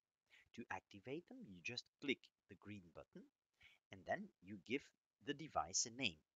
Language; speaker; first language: English; non-native, fluent; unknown